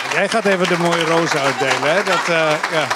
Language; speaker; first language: Dutch; native; Dutch